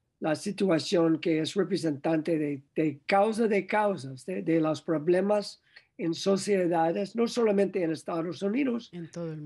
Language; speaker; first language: Spanish; non-native, learner; English